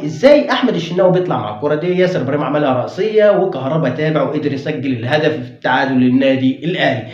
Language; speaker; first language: Arabic; native; Arabic